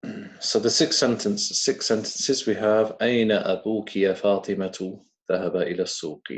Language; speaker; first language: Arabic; non-native, fluent; English